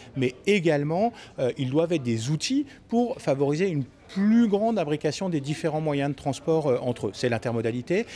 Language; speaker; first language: French; native; French